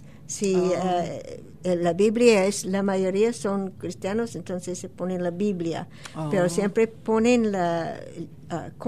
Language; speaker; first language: Spanish; non-native, fluent; English